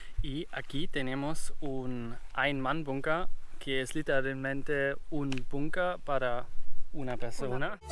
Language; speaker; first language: Spanish; non-native, learner; German